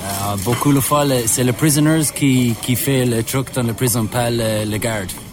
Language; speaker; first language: French; non-native, learner; English